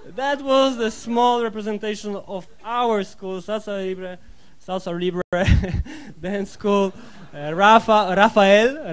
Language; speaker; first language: English; non-native, fluent; Polish